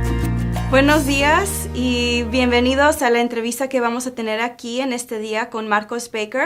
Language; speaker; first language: Spanish; early bilingual, heritage; Spanish